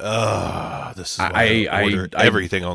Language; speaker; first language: English; native; English